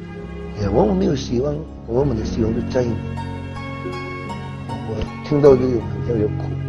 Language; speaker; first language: Chinese; non-native, learner; Hakka Chinese